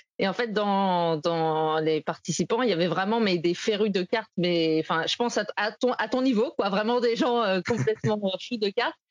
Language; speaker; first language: French; native; French